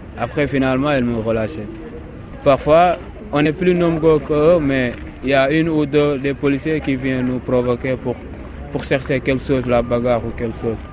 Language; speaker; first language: French; non-native, local second language; Wolof